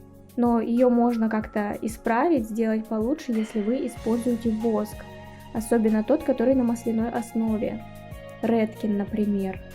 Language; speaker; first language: Russian; native; Russian